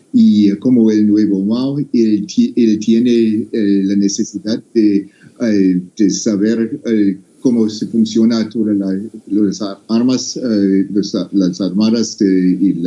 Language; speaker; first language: Spanish; non-native, fluent; English